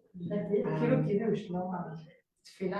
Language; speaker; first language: Hebrew; non-native, learner; English